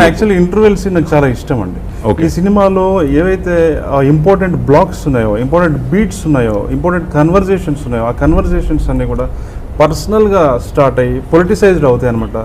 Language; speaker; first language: Telugu; native; Telugu